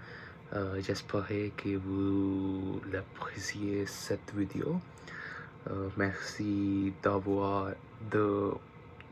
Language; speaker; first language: French; non-native, learner; Punjabi